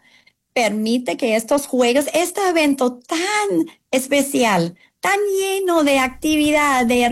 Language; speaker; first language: Spanish; non-native, fluent; English